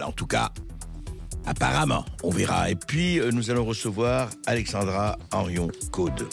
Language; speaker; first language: French; native; French